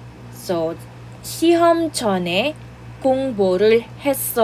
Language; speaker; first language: Korean; non-native, fluent; Filipino